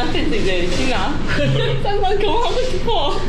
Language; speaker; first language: Korean; non-native, learner; Chinese